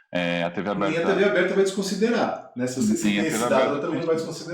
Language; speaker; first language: Portuguese; native; Portuguese